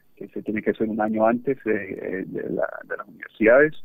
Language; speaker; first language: Spanish; early bilingual, heritage; Spanish